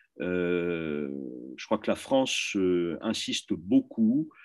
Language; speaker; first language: French; native; French